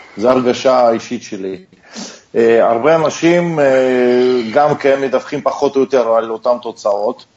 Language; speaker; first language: Hebrew; non-native, fluent; Russian